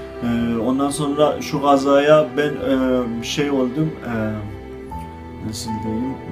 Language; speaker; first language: Turkish; non-native, learner; Azerbaijani